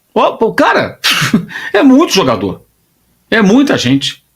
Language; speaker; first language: Portuguese; native; Portuguese